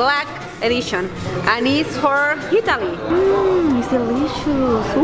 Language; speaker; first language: English; non-native, learner; Spanish